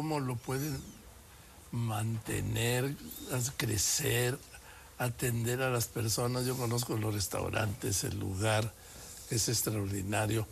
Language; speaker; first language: Spanish; native; Spanish